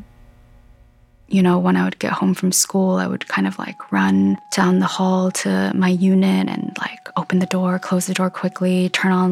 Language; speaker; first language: English; native; English